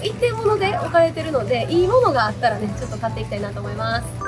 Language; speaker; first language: Japanese; native; Japanese